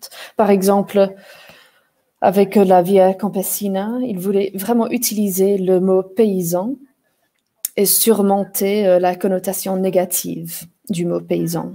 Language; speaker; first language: French; non-native, fluent; English